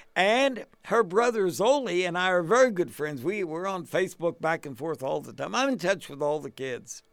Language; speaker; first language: English; native; English